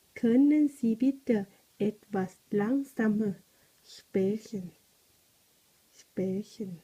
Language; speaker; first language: German; non-native, learner; Thai